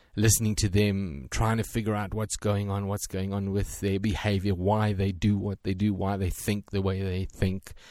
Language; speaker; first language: English; native; English